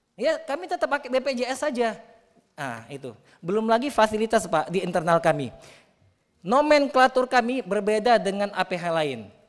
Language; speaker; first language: Indonesian; native; Indonesian